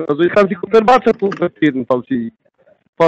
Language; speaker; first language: German; non-native, fluent; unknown